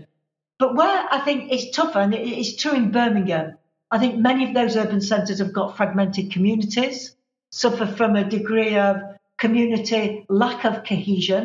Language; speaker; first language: English; native; English